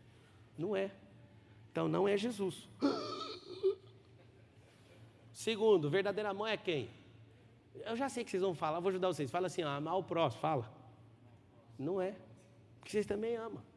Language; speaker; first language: Portuguese; native; Portuguese